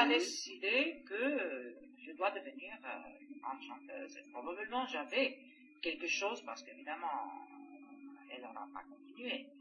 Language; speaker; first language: French; non-native, fluent; Greek